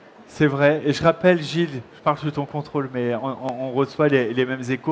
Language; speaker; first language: French; native; French